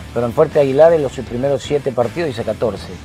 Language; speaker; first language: Spanish; native; Spanish